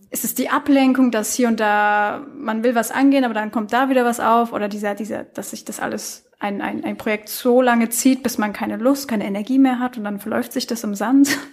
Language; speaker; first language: German; native; German